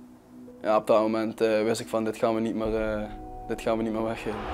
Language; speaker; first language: Dutch; native; Dutch